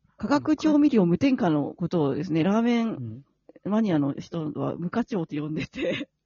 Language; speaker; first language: Japanese; native; Japanese